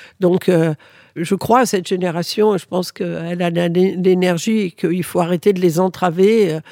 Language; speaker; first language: French; early bilingual, other home language; Spanish